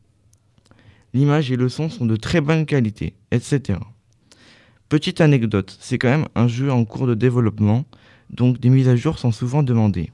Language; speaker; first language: French; native; French